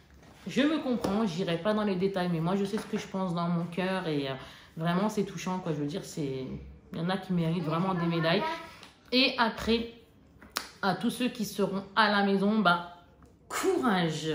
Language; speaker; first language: French; native; French